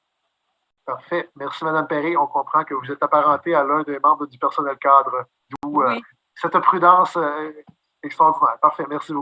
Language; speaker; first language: French; native; French